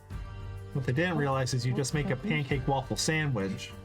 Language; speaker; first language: English; native; English